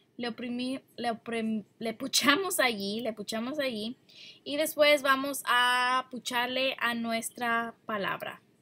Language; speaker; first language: Spanish; early bilingual, heritage; Spanish